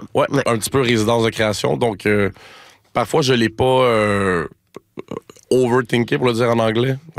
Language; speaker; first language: French; native; French